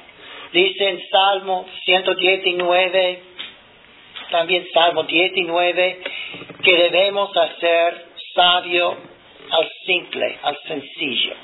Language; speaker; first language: Spanish; non-native, fluent; English